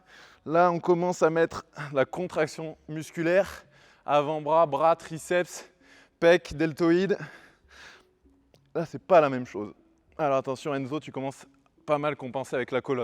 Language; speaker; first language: French; native; French